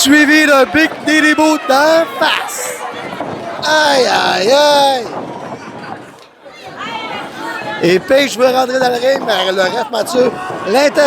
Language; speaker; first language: French; native; French